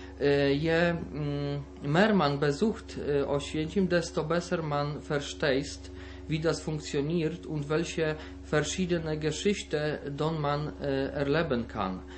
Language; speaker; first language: German; non-native, learner; Polish